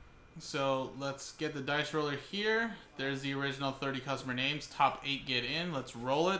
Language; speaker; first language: English; native; English